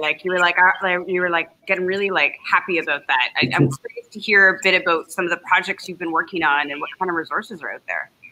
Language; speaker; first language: English; native; English